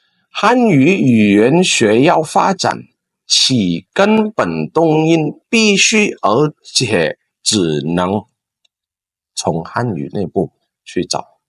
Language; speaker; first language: Chinese; non-native, fluent; Indonesian